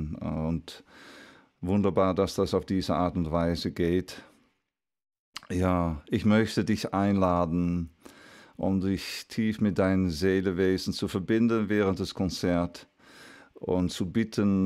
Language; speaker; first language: German; non-native, fluent; Dutch